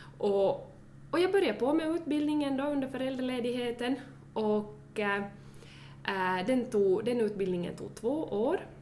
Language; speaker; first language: Swedish; native; Swedish